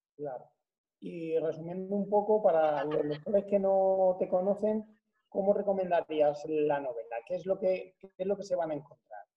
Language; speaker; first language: Spanish; native; Spanish